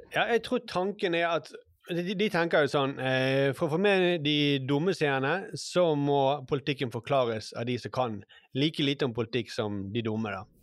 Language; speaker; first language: Norwegian; native; Norwegian